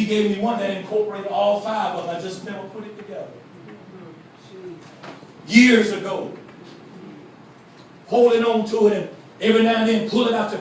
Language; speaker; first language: English; native; English